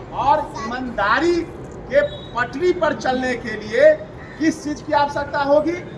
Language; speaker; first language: Hindi; native; Hindi